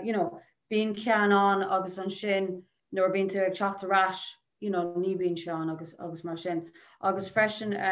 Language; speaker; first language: Irish; non-native, local second language; English